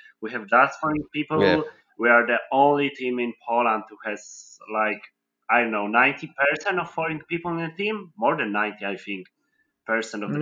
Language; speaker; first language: English; non-native, fluent; Polish